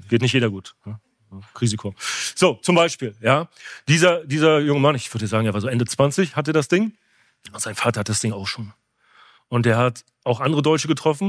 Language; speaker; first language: German; native; German